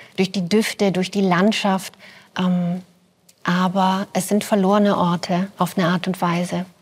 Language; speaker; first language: German; early bilingual, other home language; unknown